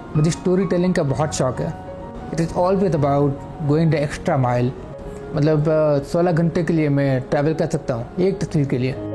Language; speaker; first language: Urdu; native; Urdu